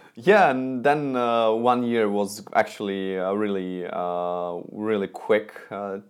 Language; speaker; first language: English; non-native, fluent; Russian